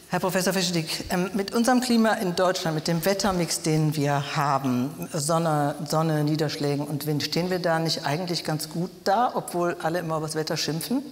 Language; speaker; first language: German; native; German